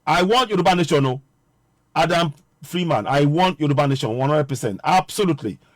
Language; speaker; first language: English; non-native, local second language; Yoruba